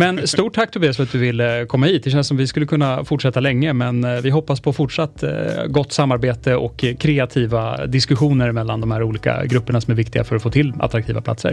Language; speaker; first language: Swedish; native; Swedish